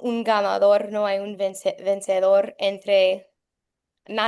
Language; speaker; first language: Spanish; non-native, fluent; English